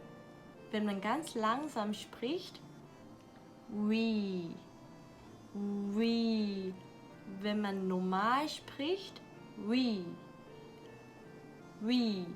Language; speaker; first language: German; non-native, learner; Korean